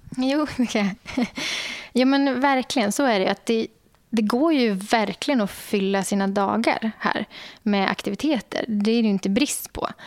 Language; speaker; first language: Swedish; native; Swedish